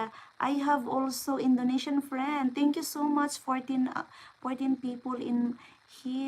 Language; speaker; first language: English; non-native, local second language; Filipino